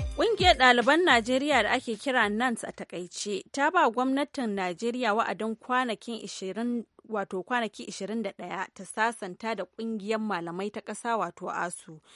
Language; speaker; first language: Hausa; native; Hausa